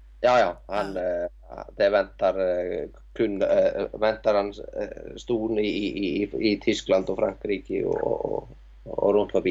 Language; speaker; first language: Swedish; non-native, learner; Icelandic